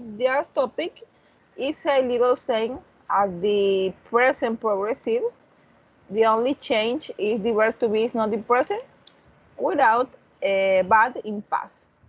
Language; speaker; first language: English; non-native, learner; Spanish